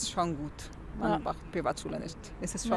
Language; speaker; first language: German; non-native, learner; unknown